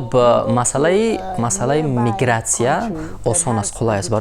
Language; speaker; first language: Persian; non-native, fluent; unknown